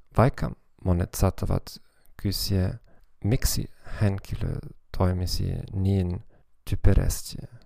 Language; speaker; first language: Finnish; non-native, fluent; German